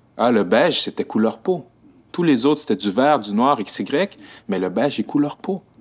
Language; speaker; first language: French; native; French